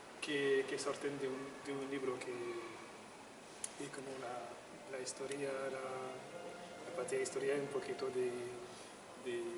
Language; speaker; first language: Spanish; non-native, learner; French